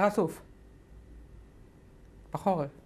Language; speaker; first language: Hebrew; non-native, fluent; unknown